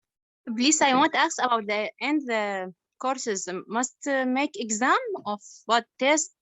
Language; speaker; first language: English; non-native, learner; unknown